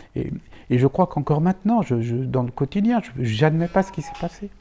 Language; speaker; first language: French; native; French